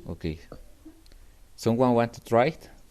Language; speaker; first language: English; non-native, fluent; Spanish